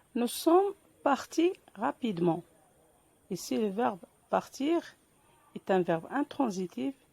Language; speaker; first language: French; non-native, local second language; Arabic